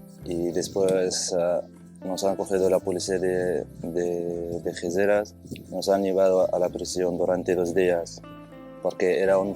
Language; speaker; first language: Spanish; non-native, fluent; Arabic